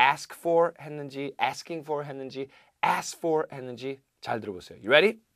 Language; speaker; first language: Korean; non-native, fluent; English